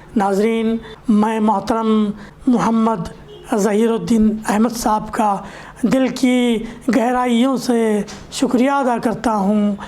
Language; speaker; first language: Urdu; native; Urdu